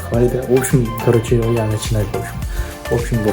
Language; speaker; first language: Russian; non-native, local second language; Kazakh